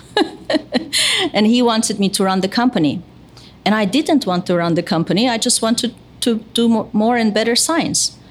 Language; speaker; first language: English; non-native, fluent; Turkish